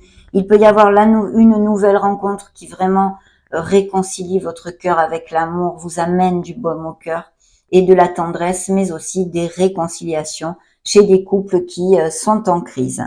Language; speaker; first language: French; native; French